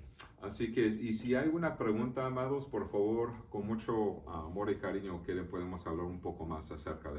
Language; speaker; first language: Spanish; early bilingual, heritage; Spanish